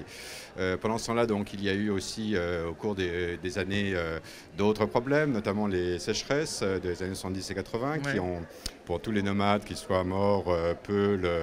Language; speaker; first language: French; native; French